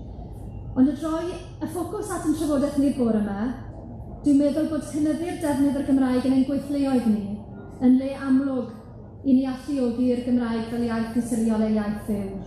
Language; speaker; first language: Welsh; native; Welsh